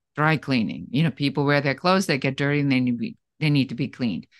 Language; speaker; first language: English; non-native, fluent; German